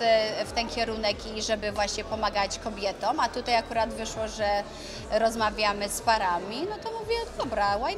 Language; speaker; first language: Polish; early bilingual, other home language; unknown